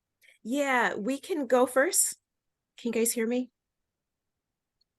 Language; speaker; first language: English; native; English